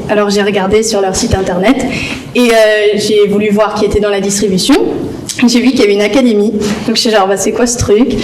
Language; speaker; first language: French; early bilingual, heritage; English